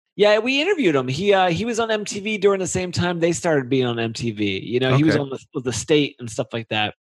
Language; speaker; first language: English; native; English